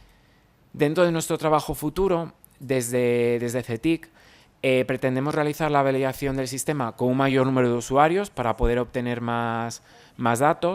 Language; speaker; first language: Spanish; native; Spanish